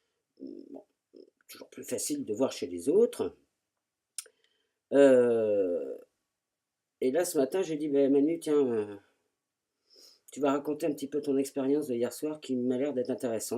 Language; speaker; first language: French; native; French